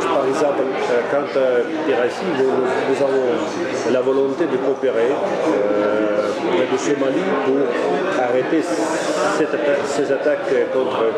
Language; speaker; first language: French; non-native, fluent; Russian